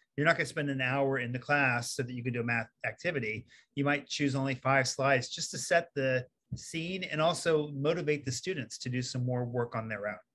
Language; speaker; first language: English; native; English